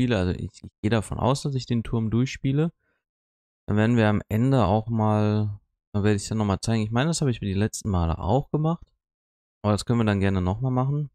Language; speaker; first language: German; native; German